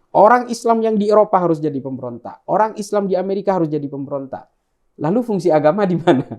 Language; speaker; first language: Indonesian; non-native, local second language; Madurese